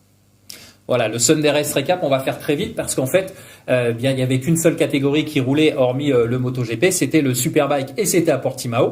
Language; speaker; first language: French; native; French